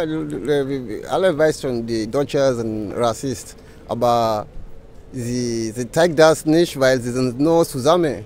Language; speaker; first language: German; non-native, learner; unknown